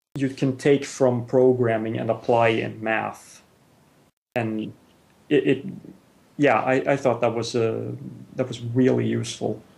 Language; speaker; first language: English; non-native, fluent; Swedish